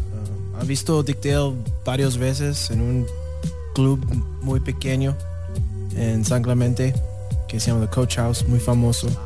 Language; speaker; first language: Spanish; non-native, learner; English